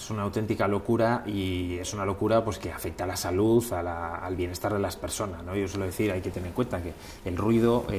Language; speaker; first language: Spanish; native; Spanish